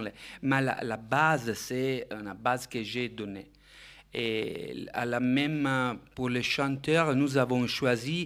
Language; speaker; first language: French; non-native, fluent; Italian